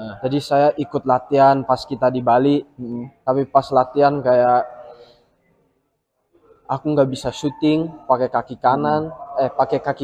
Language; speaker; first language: Indonesian; early bilingual, heritage; English